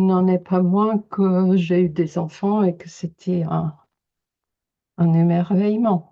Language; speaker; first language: French; native; French